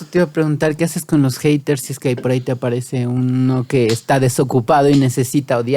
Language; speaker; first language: Spanish; native; Spanish